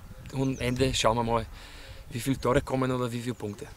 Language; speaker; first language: German; non-native, fluent; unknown